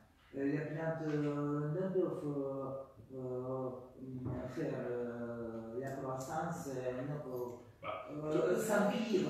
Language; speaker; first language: French; non-native, fluent; Russian